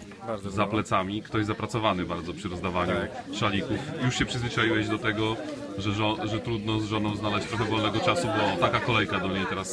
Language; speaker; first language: Polish; native; Polish